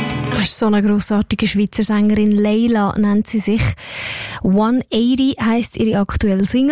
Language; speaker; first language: German; native; German